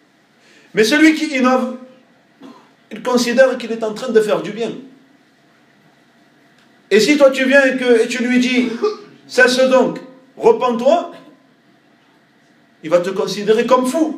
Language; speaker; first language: French; native; French